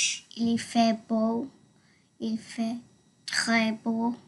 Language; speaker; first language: French; non-native, learner; English